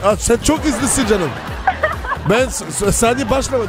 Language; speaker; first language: Turkish; non-native, learner; French